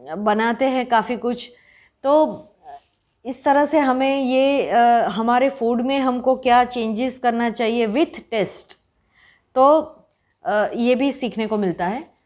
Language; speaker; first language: Hindi; non-native, local second language; Gujarati